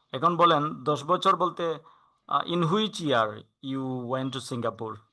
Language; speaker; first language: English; non-native, fluent; Bangla